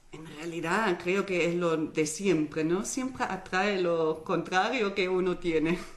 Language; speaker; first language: Spanish; non-native, fluent; German